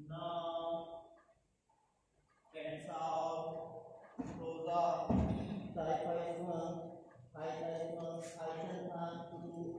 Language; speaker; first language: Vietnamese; non-native, learner; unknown